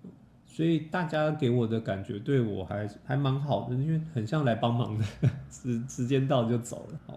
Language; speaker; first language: Chinese; native; Chinese